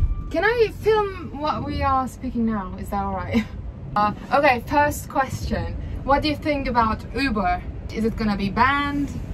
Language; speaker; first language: English; non-native, fluent; Turkish